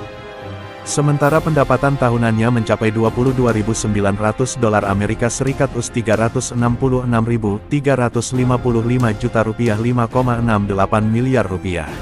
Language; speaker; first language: Indonesian; native; Indonesian